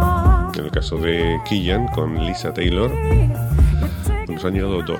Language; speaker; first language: Spanish; native; Spanish